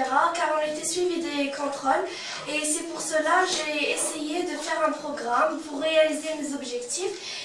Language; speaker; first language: French; non-native, local second language; Arabic